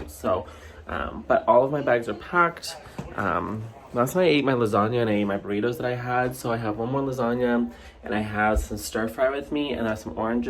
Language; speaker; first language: English; native; English